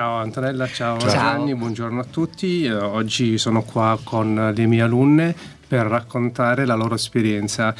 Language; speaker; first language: Italian; native; Italian